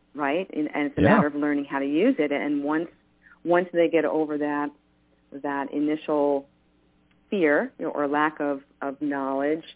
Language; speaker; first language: English; native; English